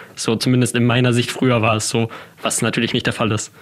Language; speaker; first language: German; native; German